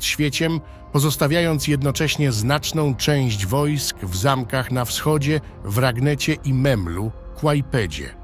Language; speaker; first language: Polish; native; Polish